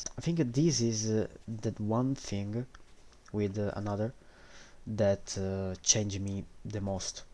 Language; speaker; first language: English; non-native, fluent; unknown